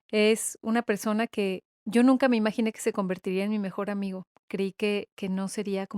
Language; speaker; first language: Spanish; native; Spanish